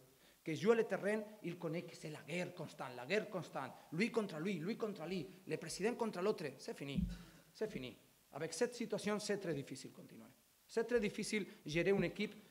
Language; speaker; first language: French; non-native, learner; Spanish